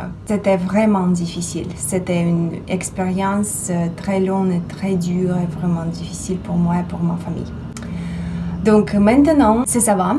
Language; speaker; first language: French; non-native, fluent; Russian